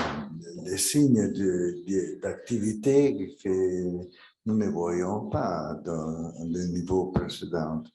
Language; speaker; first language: French; non-native, fluent; Italian